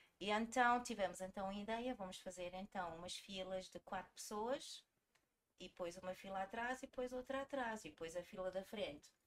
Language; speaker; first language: Portuguese; early bilingual, heritage; Portuguese